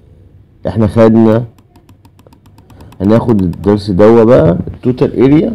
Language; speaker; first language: Arabic; native; Arabic